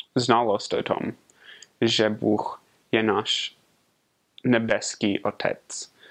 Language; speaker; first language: Czech; non-native, fluent; English